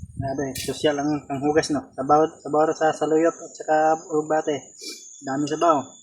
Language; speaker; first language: Filipino; non-native, local second language; Cebuano